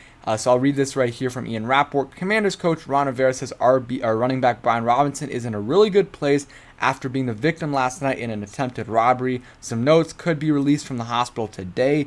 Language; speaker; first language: English; native; English